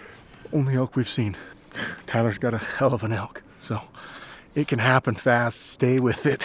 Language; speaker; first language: English; native; English